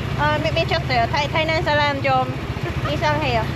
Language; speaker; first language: Korean; non-native, learner; Chinese